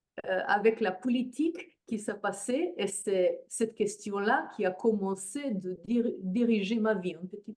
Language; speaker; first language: French; non-native, fluent; Slovenian